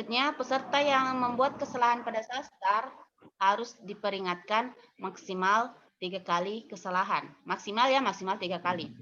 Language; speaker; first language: Indonesian; non-native, local second language; Buginese